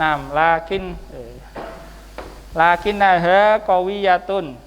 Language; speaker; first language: Arabic; non-native, fluent; Indonesian